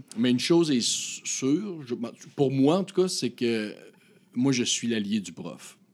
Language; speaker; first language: French; native; French